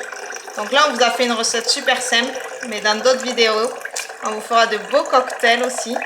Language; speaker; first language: French; native; French